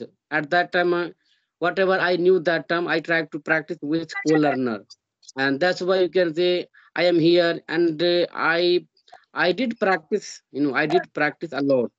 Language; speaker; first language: English; non-native, learner; Hindi